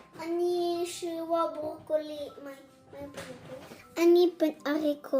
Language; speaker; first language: Thai; early bilingual, heritage; Thai